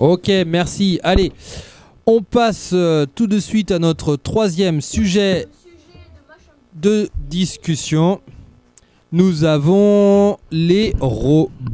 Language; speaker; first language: French; native; French